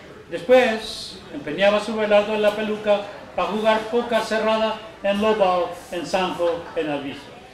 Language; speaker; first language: Spanish; early bilingual, heritage; Spanish